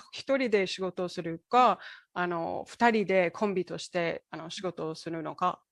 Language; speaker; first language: Japanese; non-native, fluent; English